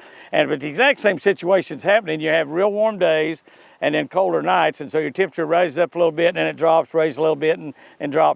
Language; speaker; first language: English; native; English